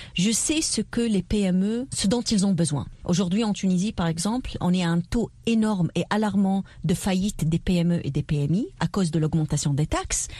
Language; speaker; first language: French; non-native, local second language; Arabic